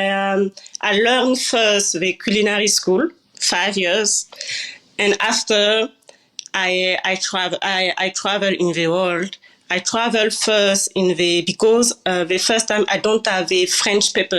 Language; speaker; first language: English; non-native, learner; French